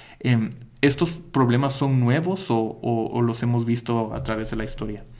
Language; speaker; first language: Spanish; early bilingual, heritage; Spanish